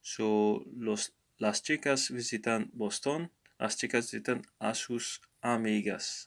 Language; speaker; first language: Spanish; non-native, learner; English